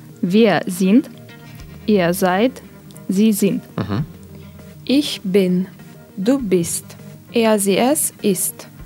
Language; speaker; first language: German; non-native, learner; Russian